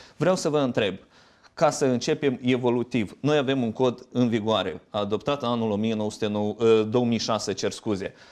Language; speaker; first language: Romanian; native; Romanian